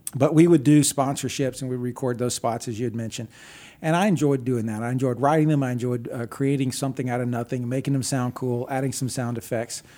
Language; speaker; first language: English; native; English